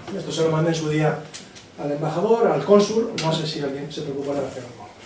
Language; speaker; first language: Spanish; native; Spanish